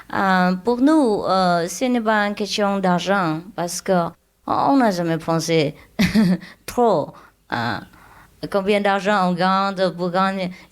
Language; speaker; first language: French; non-native, learner; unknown